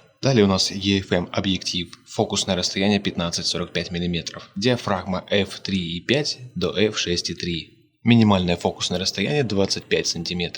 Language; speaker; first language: Russian; native; Russian